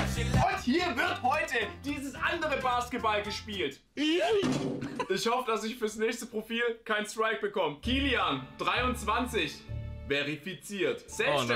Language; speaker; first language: German; native; German